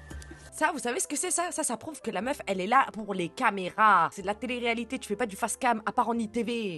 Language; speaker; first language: French; native; French